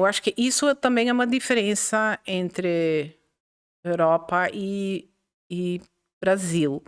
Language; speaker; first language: Portuguese; non-native, fluent; Dutch